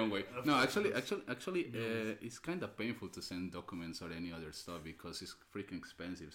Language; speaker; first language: English; non-native, fluent; Spanish